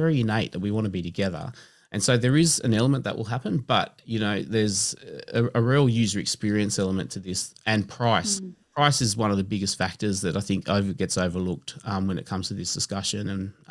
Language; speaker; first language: English; native; English